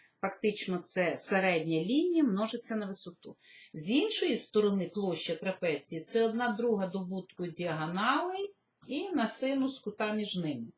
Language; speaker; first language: Ukrainian; native; Ukrainian